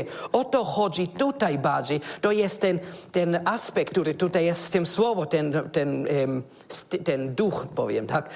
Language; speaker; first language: Polish; non-native, learner; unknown